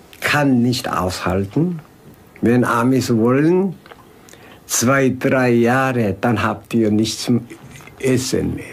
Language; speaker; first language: German; non-native, fluent; Korean